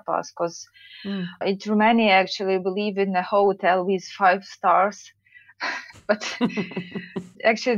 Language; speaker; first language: English; non-native, learner; Ukrainian